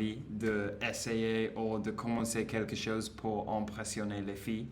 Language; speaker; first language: French; non-native, learner; English